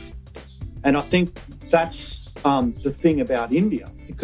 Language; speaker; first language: English; native; English